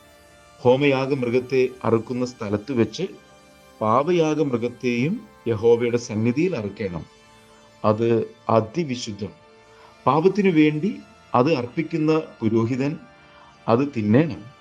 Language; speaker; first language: Malayalam; native; Malayalam